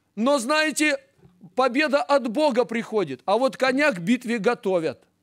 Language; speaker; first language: Russian; native; Russian